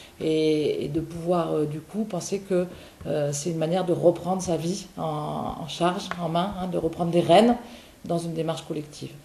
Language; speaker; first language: French; native; French